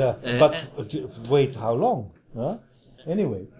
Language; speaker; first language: English; non-native, fluent; German